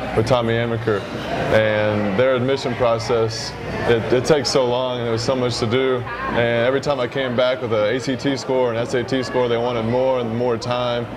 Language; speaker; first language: English; native; English